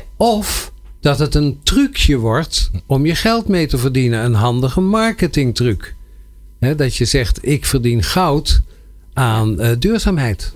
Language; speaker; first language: Dutch; native; Dutch